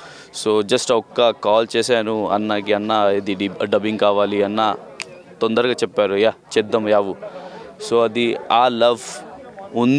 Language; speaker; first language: Telugu; non-native, learner; Hindi